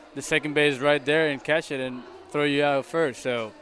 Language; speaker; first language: English; non-native, fluent; Spanish